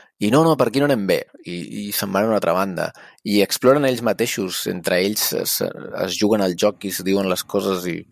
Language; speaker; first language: Catalan; native; Catalan